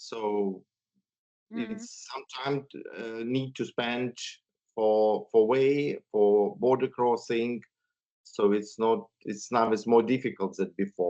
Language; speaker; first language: English; non-native, fluent; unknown